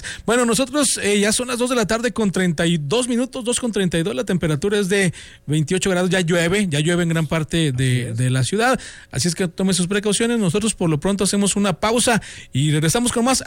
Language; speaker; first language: Spanish; native; Spanish